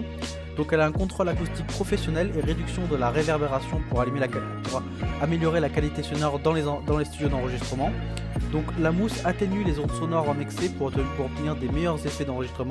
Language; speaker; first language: French; native; French